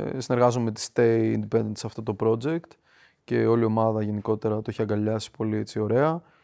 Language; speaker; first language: Greek; early bilingual, other home language; Russian